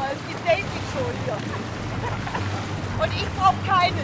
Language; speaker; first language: German; native; German